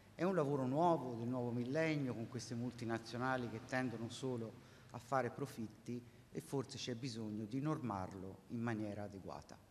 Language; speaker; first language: Italian; native; Italian